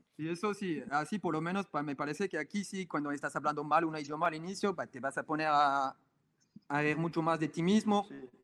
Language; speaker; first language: Spanish; non-native, fluent; French